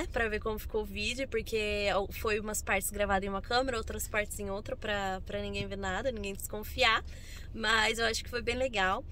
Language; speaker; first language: Portuguese; native; Portuguese